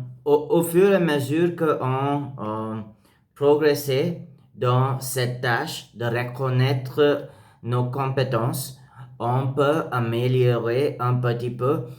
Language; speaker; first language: French; non-native, learner; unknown